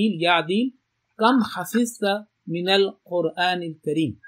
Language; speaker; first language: Arabic; non-native, fluent; Urdu